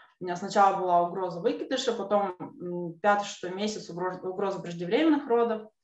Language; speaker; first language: Russian; native; Russian